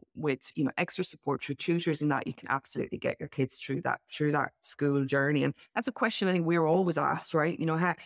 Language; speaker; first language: English; native; English